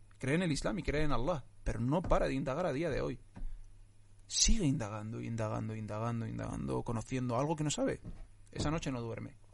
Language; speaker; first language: Spanish; early bilingual, other home language; Arabic